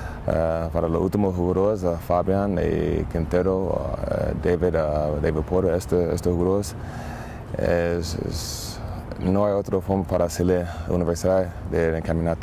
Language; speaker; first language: Spanish; non-native, learner; English